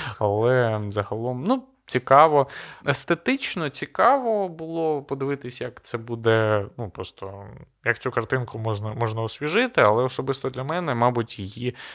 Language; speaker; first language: Ukrainian; non-native, local second language; Russian